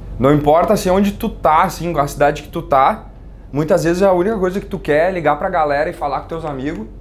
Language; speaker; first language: Portuguese; native; Portuguese